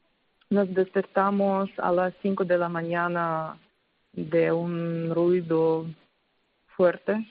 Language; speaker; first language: Spanish; non-native, fluent; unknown